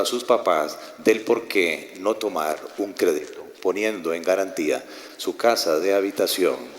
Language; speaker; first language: Spanish; native; Spanish